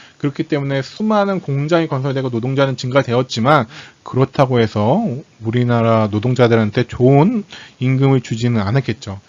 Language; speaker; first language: Korean; native; Korean